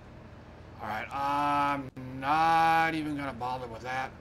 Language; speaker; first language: English; native; English